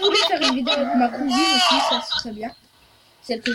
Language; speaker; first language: French; native; French